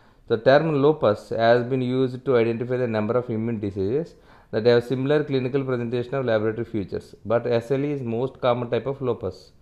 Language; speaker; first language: English; non-native, local second language; Telugu